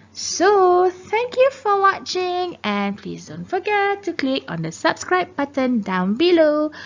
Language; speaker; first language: English; non-native, local second language; Malay